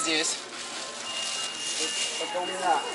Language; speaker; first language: Russian; native; Russian